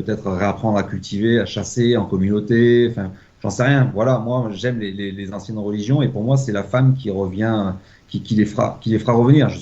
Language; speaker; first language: French; native; French